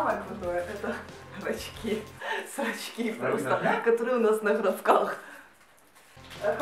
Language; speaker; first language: Polish; non-native, learner; Ukrainian